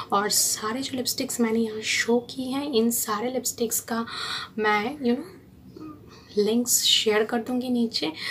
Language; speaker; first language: Hindi; non-native, local second language; Bangla